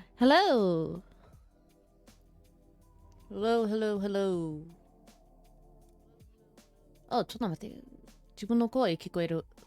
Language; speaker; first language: Japanese; non-native, learner; English